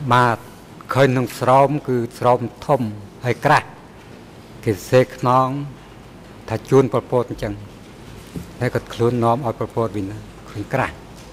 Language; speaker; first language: Khmer; non-native, local second language; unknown